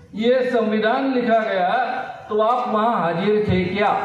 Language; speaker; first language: Hindi; non-native, local second language; Marathi